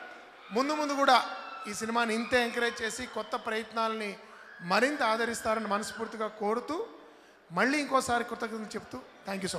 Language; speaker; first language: Telugu; native; Telugu